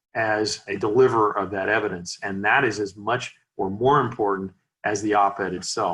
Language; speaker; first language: English; native; English